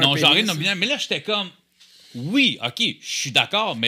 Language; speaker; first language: French; native; French